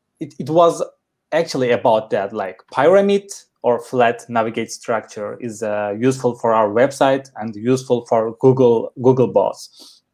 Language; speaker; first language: English; non-native, learner; Turkish